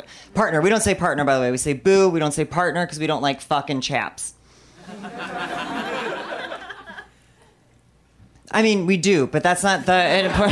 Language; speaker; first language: English; native; English